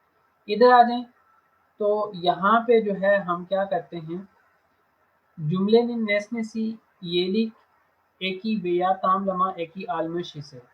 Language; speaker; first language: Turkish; non-native, fluent; Urdu